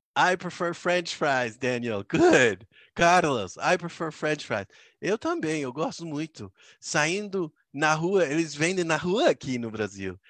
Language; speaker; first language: Portuguese; non-native, fluent; English